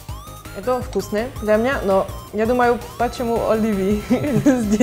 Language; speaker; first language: Russian; non-native, learner; Slovak